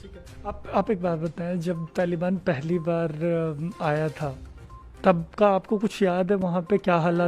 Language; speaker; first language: Hindi; native; Hindi